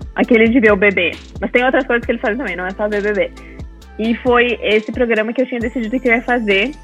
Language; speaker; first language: Portuguese; native; Portuguese